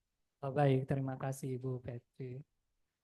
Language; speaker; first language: Indonesian; native; Indonesian